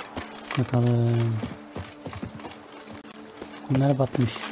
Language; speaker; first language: Turkish; native; Turkish